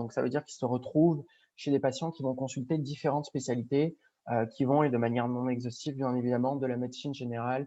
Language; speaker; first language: French; native; French